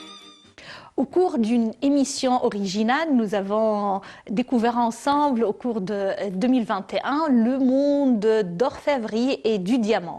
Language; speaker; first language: French; non-native, fluent; Arabic